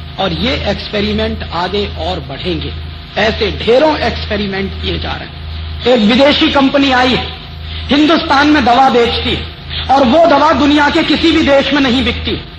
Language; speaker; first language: Hindi; native; Hindi